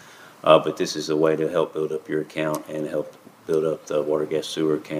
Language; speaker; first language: English; native; English